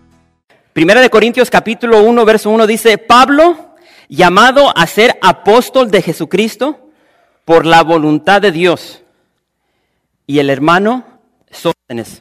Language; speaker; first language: Spanish; native; Spanish